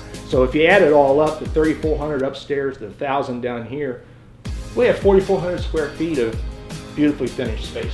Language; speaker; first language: English; native; English